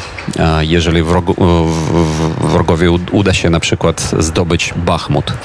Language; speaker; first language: Polish; non-native, fluent; Ukrainian